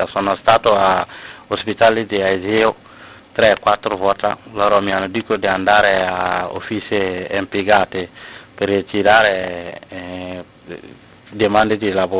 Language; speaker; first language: Italian; non-native, learner; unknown